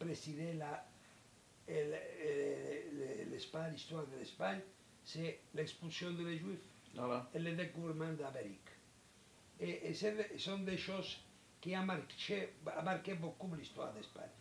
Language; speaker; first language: French; non-native, learner; Spanish